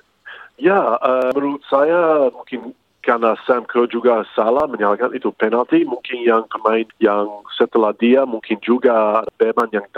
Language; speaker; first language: Indonesian; early bilingual, heritage; English